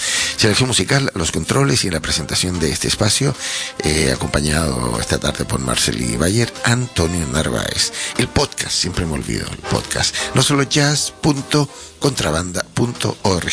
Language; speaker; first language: Spanish; native; Spanish